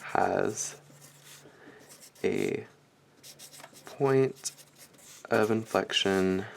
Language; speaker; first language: English; native; English